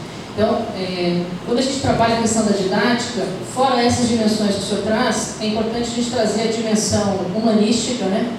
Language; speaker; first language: Portuguese; native; Portuguese